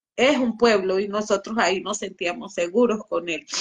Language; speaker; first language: Spanish; native; Spanish